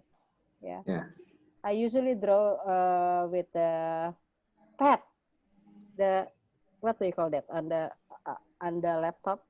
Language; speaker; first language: English; non-native, fluent; Indonesian